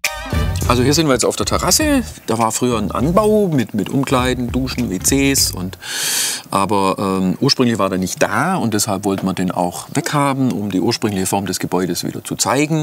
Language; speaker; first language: German; native; German